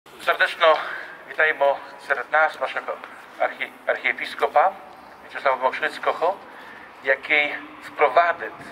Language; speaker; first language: Polish; non-native, learner; Ukrainian